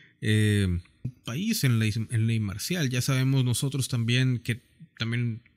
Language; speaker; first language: Spanish; native; Spanish